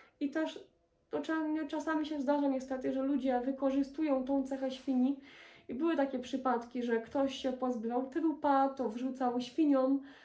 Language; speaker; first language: Polish; native; Polish